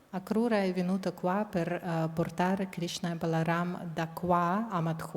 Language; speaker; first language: Italian; non-native, fluent; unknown